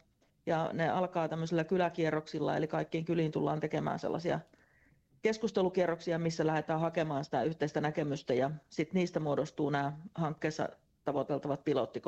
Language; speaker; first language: Finnish; native; Finnish